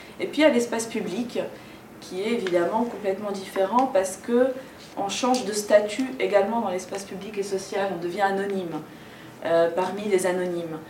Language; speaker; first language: French; non-native, local second language; Arabic